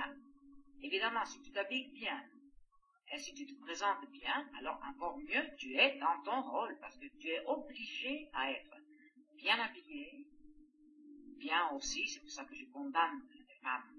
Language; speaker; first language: French; non-native, fluent; Greek